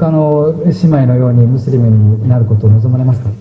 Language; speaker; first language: Japanese; native; Japanese